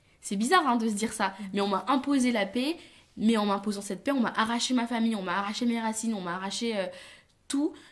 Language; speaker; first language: French; early bilingual, other home language; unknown